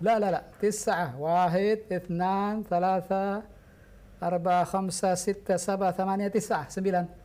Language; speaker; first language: Arabic; non-native, fluent; Indonesian